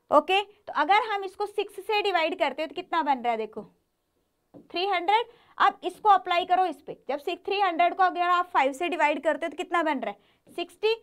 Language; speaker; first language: Hindi; native; Hindi